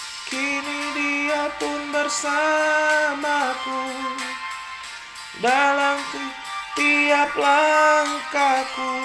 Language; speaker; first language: Indonesian; native; Indonesian